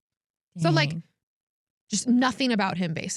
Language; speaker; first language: English; native; English